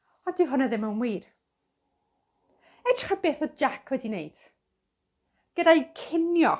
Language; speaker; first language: Welsh; non-native, fluent; English